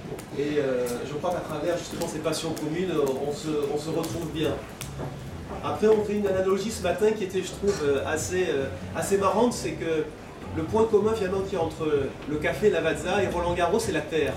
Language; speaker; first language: French; native; French